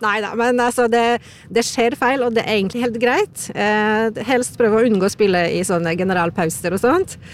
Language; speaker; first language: Norwegian; non-native, fluent; Polish